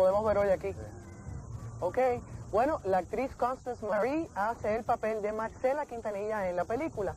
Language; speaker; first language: Spanish; native; Spanish